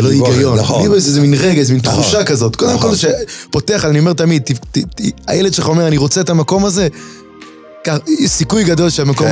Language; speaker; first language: Hebrew; native; Hebrew